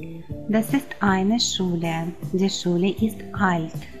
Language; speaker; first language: German; non-native, fluent; Ukrainian